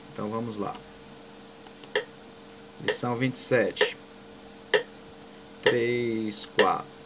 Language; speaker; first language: Portuguese; native; Portuguese